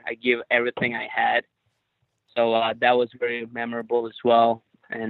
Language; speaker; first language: English; non-native, fluent; Ukrainian